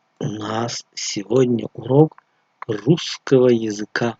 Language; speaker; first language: Russian; non-native, fluent; Tajik